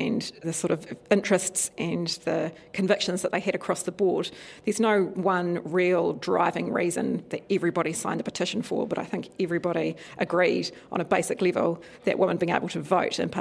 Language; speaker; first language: English; native; English